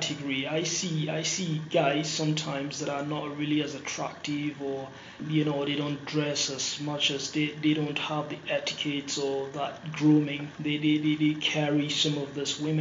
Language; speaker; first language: English; non-native, local second language; Hausa